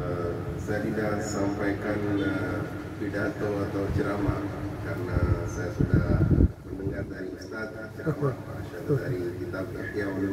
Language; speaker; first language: Indonesian; non-native, fluent; Urdu